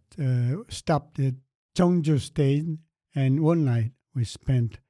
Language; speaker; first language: English; non-native, fluent; Korean